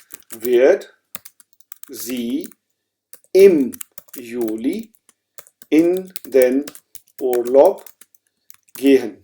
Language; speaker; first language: German; non-native, fluent; Urdu